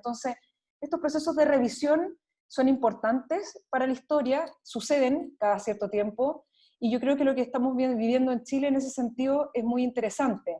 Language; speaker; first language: Spanish; native; Spanish